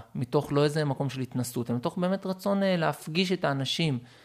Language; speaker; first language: Hebrew; native; Hebrew